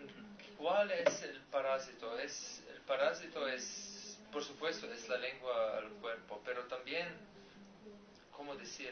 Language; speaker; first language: Spanish; non-native, learner; Slovenian